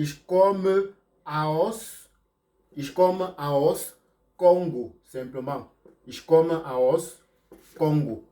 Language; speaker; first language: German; non-native, fluent; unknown